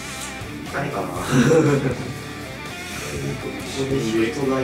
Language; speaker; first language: Japanese; native; Japanese